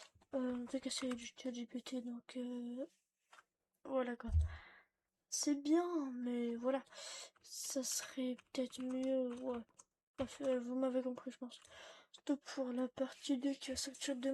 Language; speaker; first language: French; native; French